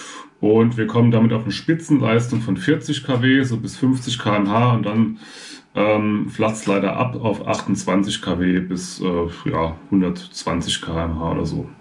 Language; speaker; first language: German; native; German